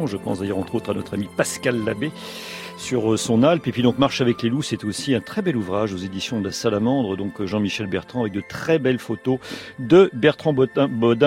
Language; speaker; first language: French; native; French